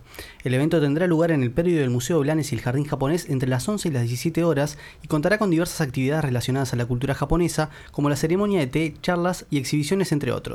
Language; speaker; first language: Spanish; native; Spanish